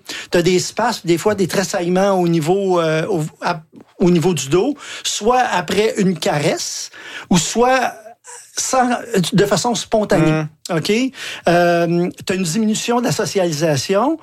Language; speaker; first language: French; native; French